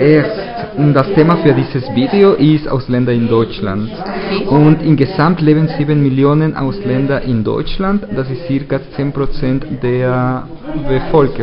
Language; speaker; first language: German; non-native, learner; Spanish